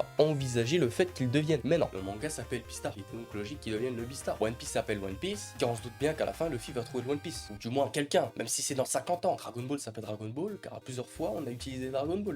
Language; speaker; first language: French; native; French